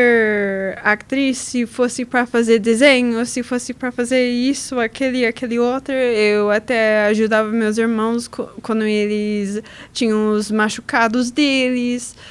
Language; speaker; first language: Portuguese; non-native, learner; English